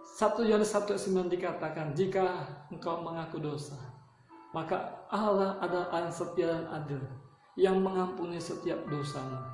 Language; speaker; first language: Indonesian; native; Indonesian